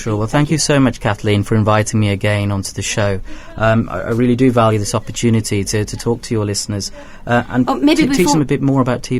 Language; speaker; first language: English; native; English